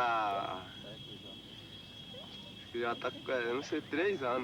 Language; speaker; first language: Portuguese; non-native, local second language; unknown